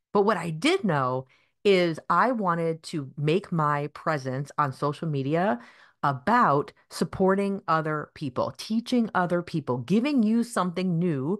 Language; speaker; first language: English; native; English